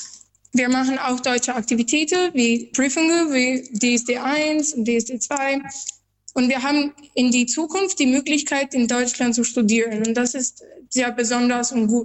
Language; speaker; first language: German; non-native, learner; Albanian